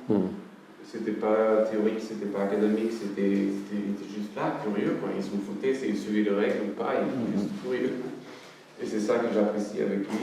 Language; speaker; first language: French; non-native, fluent; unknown